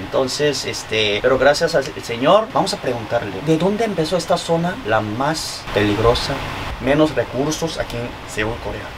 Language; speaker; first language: Spanish; non-native, fluent; Korean